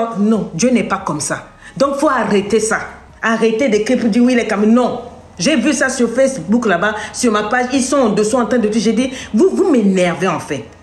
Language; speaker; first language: French; non-native, local second language; Lingala